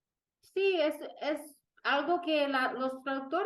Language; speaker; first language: Spanish; non-native, fluent; English